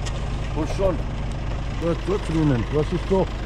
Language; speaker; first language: German; non-native, learner; Turkish